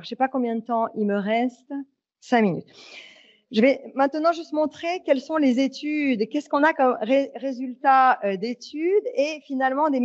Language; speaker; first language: French; native; French